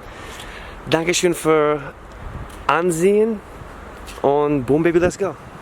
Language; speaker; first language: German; non-native, learner; English